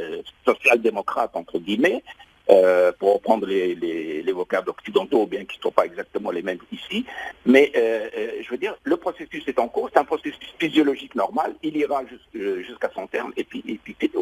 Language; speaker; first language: French; non-native, local second language; Arabic